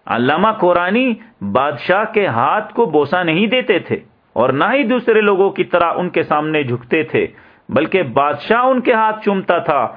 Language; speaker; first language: Urdu; native; Urdu